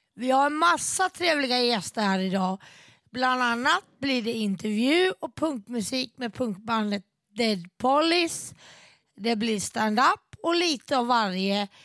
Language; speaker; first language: Swedish; native; Swedish